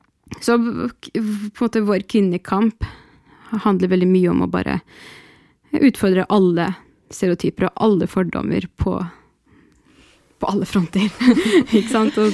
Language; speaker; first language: Norwegian; early bilingual, other home language; Arabic